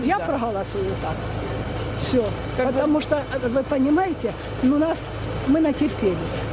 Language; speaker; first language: Russian; native; Russian